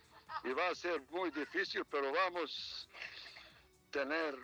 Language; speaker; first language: Spanish; non-native, learner; Serbian